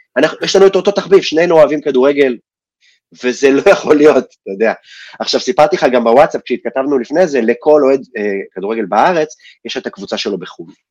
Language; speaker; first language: Hebrew; early bilingual, other home language; Russian